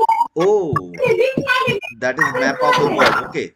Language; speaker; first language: English; non-native, learner; Marathi